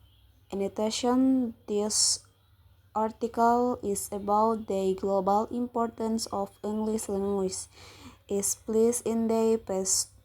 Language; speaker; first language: English; non-native, learner; Indonesian